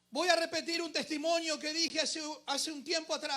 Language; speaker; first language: Spanish; native; Spanish